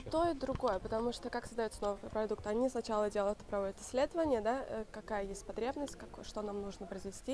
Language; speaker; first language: Russian; native; Russian